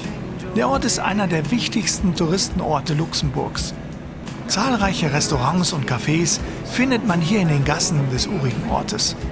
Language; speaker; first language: German; native; German